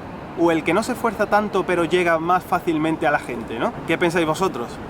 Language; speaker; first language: Spanish; native; Spanish